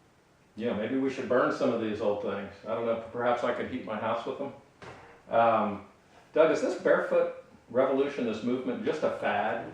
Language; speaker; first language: English; native; English